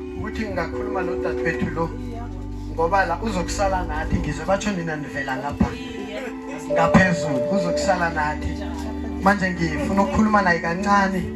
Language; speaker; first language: Zulu; non-native, local second language; South Ndebele